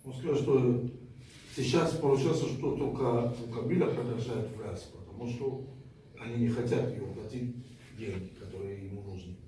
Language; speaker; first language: Russian; non-native, fluent; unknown